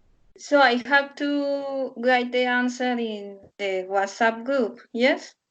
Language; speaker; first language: English; non-native, learner; Spanish